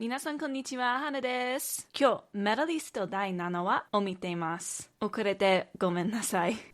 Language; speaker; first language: Japanese; non-native, learner; English